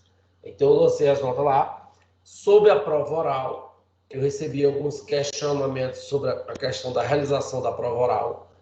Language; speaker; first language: Portuguese; native; Portuguese